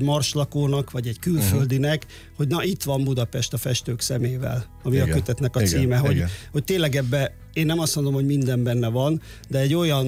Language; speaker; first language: Hungarian; native; Hungarian